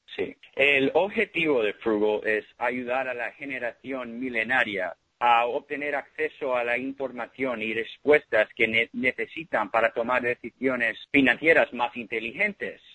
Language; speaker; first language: Spanish; early bilingual, heritage; Spanish